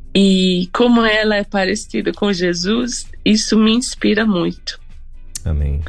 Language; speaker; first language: Portuguese; non-native, fluent; Persian